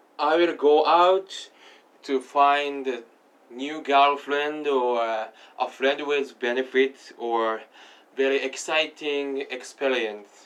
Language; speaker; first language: English; non-native, learner; Japanese